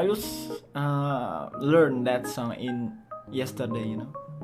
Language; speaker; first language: English; non-native, learner; Indonesian